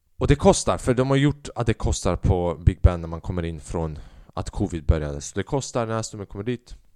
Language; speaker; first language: Swedish; early bilingual, other home language; Albanian